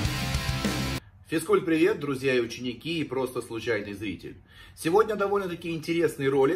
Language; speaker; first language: Russian; native; Russian